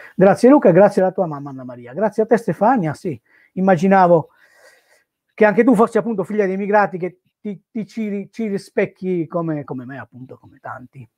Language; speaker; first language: Italian; native; Italian